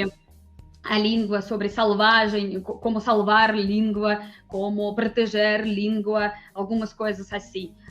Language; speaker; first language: Portuguese; non-native, fluent; Russian